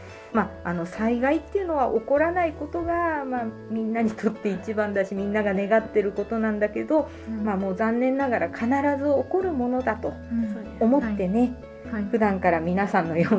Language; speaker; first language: Japanese; native; Japanese